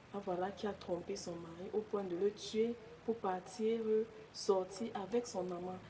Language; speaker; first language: French; native; French